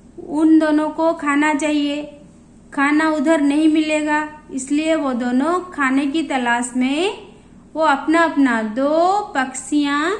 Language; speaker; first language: Hindi; non-native, local second language; Odia